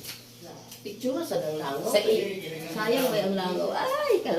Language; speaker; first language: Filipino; non-native, local second language; Cebuano